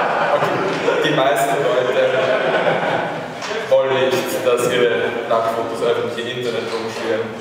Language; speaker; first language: German; native; German